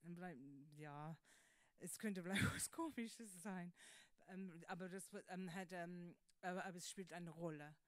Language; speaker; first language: German; non-native, fluent; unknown